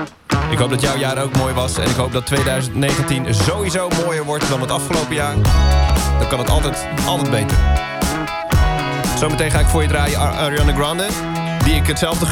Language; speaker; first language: Dutch; native; Dutch